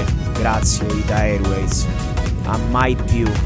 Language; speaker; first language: Italian; native; Italian